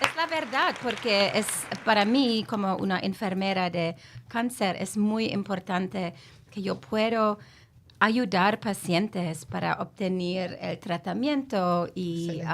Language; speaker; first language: Spanish; non-native, learner; English